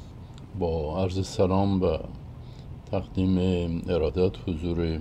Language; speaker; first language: Persian; native; Persian